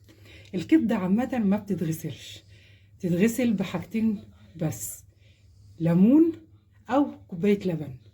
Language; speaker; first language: Arabic; native; Arabic